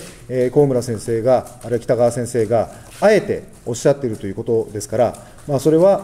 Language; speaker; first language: Japanese; native; Japanese